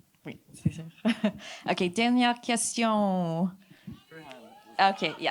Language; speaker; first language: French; non-native, fluent; English